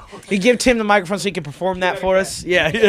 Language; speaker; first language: English; native; English